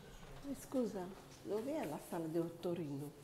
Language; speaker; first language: Italian; non-native, learner; Portuguese